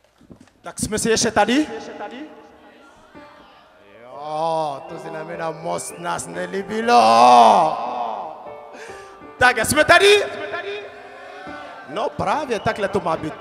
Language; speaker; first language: Czech; non-native, learner; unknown